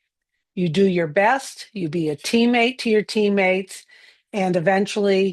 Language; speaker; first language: English; native; English